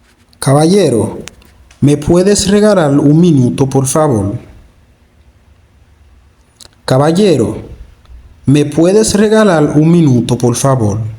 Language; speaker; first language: Spanish; non-native, fluent; Haitian Creole